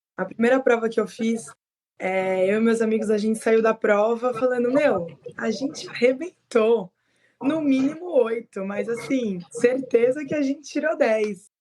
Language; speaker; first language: Portuguese; native; Portuguese